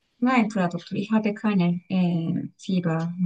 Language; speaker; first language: German; non-native, learner; Turkish